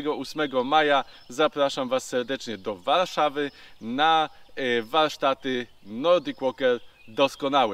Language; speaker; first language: Polish; native; Polish